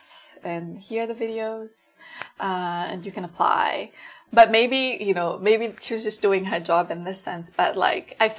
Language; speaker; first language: English; non-native, local second language; Ganda